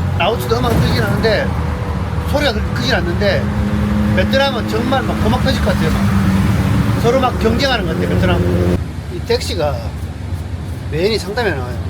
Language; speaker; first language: Korean; native; Korean